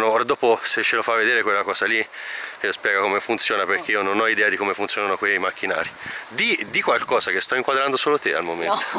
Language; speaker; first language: Italian; native; Italian